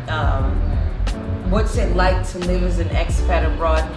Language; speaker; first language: English; native; English